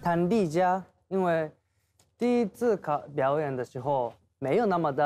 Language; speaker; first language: Chinese; non-native, learner; Thai